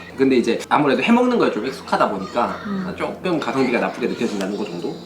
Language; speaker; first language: Korean; native; Korean